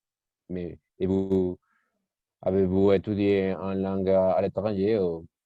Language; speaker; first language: French; non-native, learner; Spanish